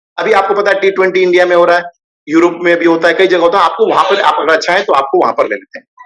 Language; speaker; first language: Hindi; native; Hindi